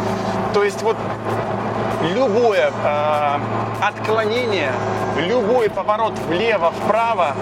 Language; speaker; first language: Russian; native; Russian